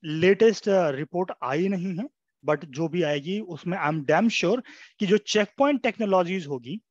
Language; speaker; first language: Hindi; native; Hindi